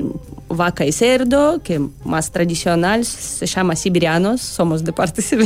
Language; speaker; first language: Spanish; non-native, learner; Russian